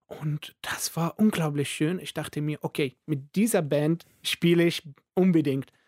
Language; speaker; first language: German; non-native, fluent; Arabic